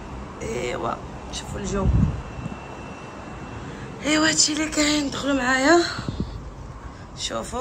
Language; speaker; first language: Arabic; native; Arabic